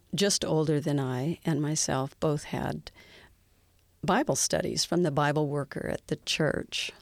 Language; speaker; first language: English; native; English